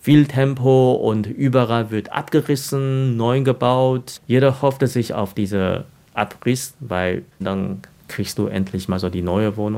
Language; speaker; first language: German; non-native, fluent; Chinese